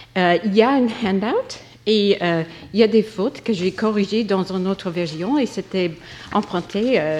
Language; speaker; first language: French; non-native, learner; English